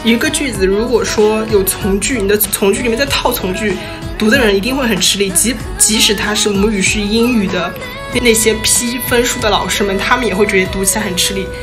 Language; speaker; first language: Chinese; native; Chinese